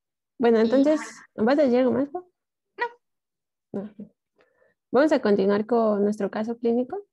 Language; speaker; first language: Spanish; native; Spanish